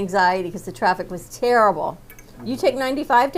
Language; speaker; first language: English; native; English